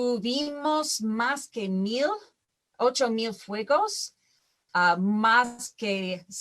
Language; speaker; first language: Spanish; non-native, fluent; English